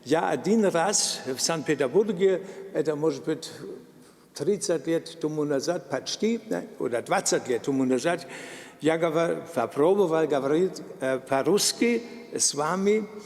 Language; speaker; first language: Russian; non-native, learner; German